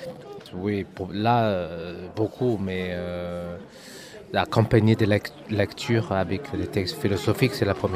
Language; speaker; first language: French; non-native, fluent; Chinese